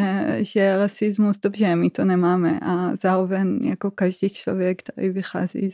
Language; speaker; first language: Czech; non-native, fluent; Hebrew